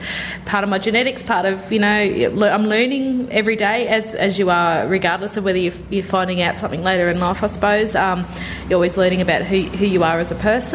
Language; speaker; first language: English; native; English